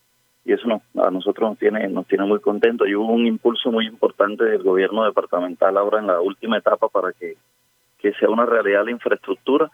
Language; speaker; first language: Spanish; native; Spanish